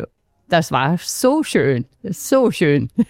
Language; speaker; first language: German; non-native, fluent; Danish